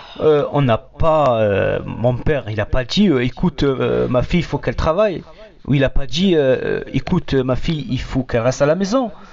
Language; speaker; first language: French; non-native, local second language; Arabic